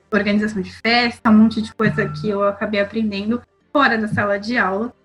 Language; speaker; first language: Portuguese; native; Portuguese